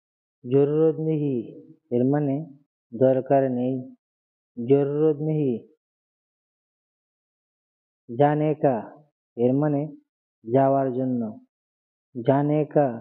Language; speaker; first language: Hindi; non-native, learner; Bangla